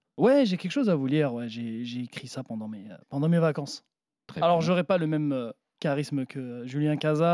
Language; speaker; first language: French; native; French